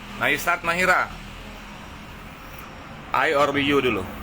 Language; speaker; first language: English; non-native, learner; Indonesian